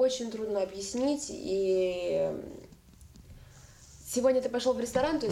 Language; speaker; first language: Russian; native; Russian